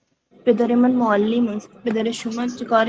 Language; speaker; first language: Persian; non-native, learner; Urdu